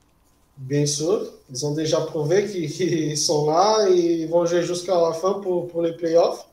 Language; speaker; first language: French; non-native, fluent; Portuguese